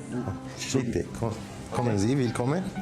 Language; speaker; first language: German; non-native, learner; Arabic